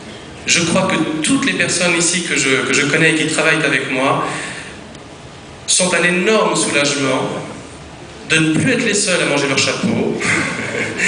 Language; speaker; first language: French; native; French